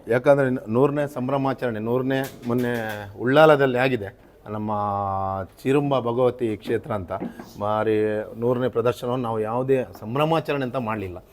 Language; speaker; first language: Kannada; native; Kannada